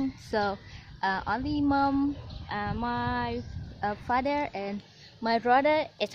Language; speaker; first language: English; non-native, learner; Vietnamese